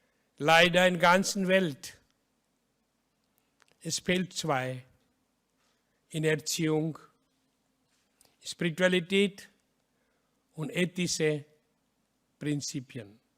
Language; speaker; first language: German; non-native, learner; Hindi